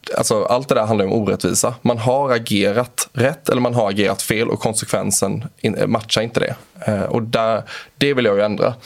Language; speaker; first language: Swedish; native; Swedish